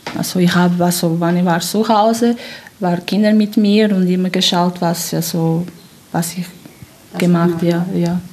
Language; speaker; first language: German; non-native, fluent; Portuguese